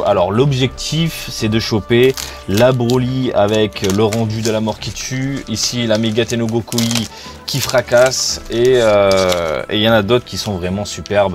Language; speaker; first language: French; native; French